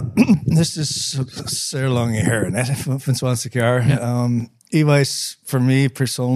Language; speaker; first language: German; non-native, learner; English